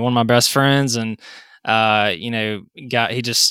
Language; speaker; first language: English; native; English